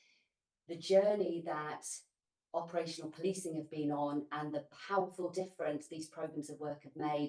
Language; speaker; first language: English; native; English